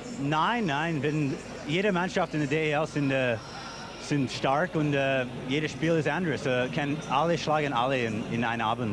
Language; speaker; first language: German; non-native, fluent; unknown